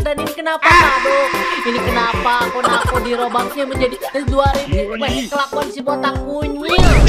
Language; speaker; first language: Indonesian; native; Indonesian